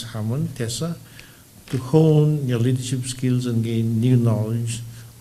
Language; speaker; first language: English; non-native, local second language; Fijian